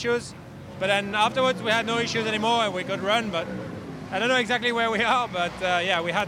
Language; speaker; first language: English; native; English